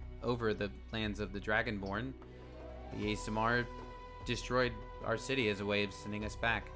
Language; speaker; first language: English; native; English